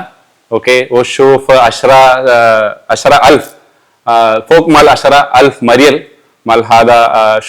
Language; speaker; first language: Arabic; non-native, learner; Malayalam